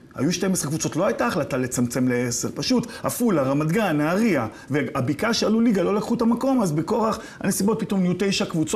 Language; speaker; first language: Hebrew; native; Hebrew